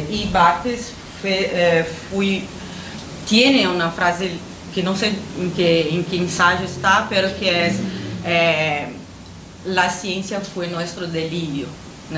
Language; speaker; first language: Spanish; non-native, fluent; Portuguese